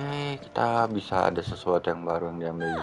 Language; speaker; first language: Indonesian; native; Indonesian